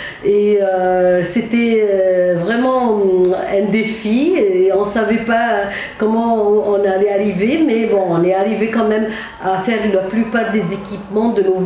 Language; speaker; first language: French; non-native, fluent; Arabic